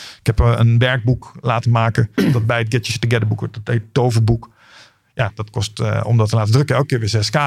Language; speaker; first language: Dutch; native; Dutch